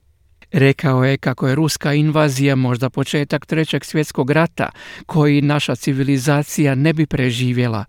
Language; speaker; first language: Croatian; native; Croatian